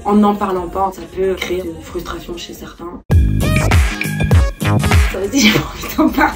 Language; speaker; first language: French; native; French